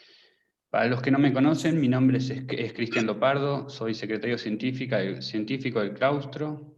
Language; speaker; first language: Spanish; native; Spanish